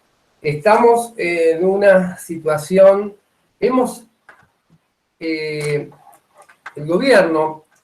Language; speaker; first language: Spanish; native; Spanish